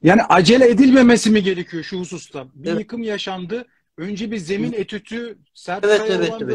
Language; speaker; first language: Turkish; native; Turkish